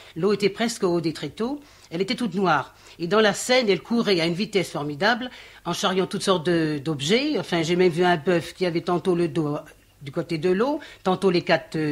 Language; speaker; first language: French; native; French